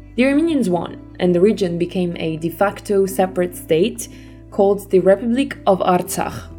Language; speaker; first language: English; early bilingual, other home language; Armenian